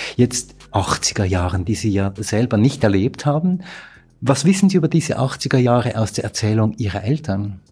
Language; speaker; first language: German; native; German